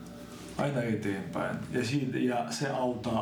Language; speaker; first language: Finnish; non-native, fluent; Ukrainian